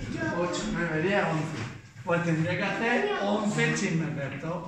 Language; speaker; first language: Spanish; native; Spanish